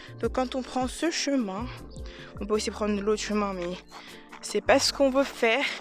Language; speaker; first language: French; native; French